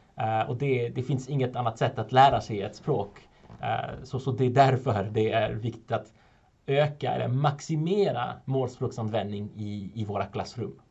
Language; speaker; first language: Swedish; non-native, fluent; French